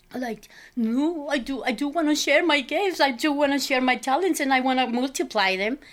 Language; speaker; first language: English; non-native, fluent; Spanish